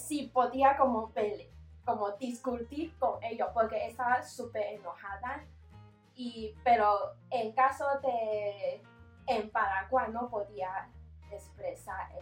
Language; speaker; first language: Spanish; non-native, learner; Chinese